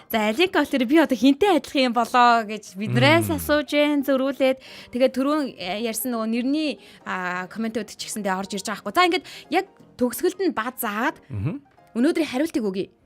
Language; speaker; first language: Mongolian; native; Mongolian